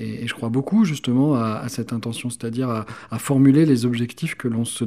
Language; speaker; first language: French; native; French